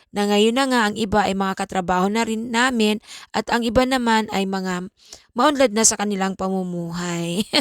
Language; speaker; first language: Filipino; native; Filipino